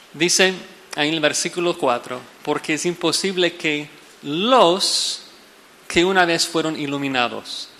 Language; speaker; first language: Spanish; non-native, fluent; English